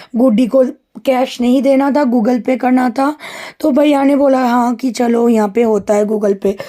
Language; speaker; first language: Hindi; non-native, local second language; Bangla